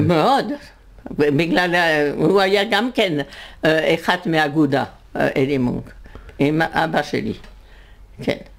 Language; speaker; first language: Hebrew; non-native, fluent; French